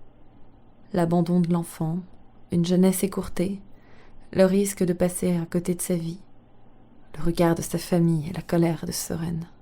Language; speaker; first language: French; native; French